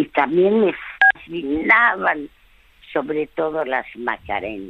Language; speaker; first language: Spanish; non-native, fluent; French